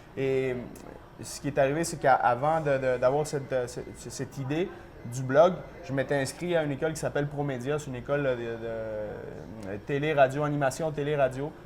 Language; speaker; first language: French; early bilingual, other home language; Spanish